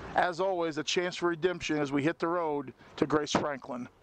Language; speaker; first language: English; native; English